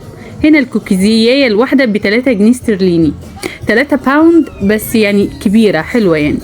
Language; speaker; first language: Arabic; native; Arabic